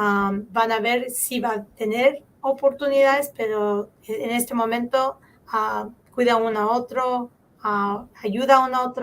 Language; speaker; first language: Spanish; early bilingual, heritage; Spanish